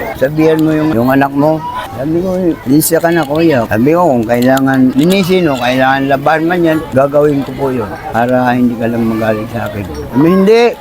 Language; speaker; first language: Filipino; non-native, local second language; Waray